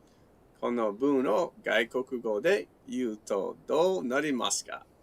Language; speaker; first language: Japanese; non-native, learner; English